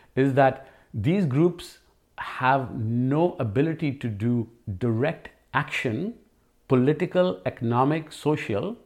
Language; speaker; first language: English; non-native, local second language; Hindi